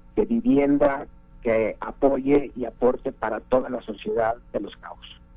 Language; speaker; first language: Spanish; native; Spanish